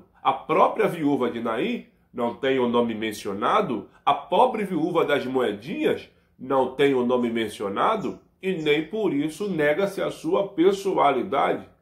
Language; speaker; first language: Portuguese; native; Portuguese